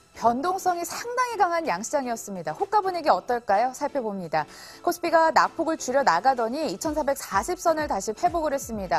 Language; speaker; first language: Korean; native; Korean